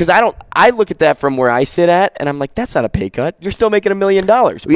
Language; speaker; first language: English; native; English